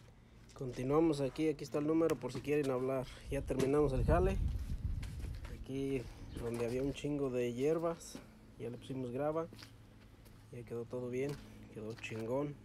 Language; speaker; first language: Spanish; native; Spanish